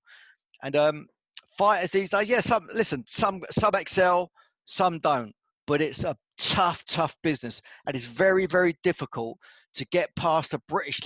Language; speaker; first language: English; native; English